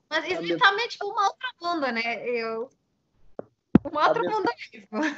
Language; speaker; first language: Portuguese; non-native, fluent; Turkish